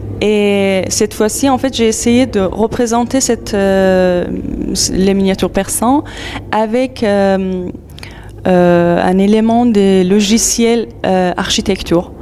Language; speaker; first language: French; non-native, fluent; Persian